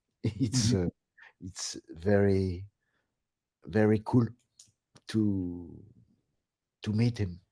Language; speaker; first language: English; non-native, learner; French